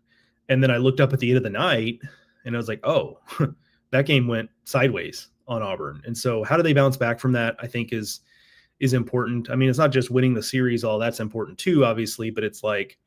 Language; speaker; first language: English; native; English